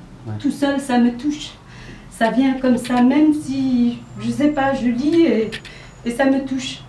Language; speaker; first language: French; early bilingual, other home language; Khmer